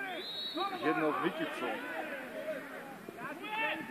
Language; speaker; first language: German; native; German